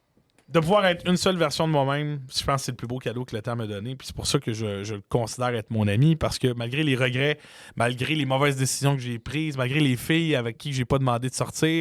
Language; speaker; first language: French; native; French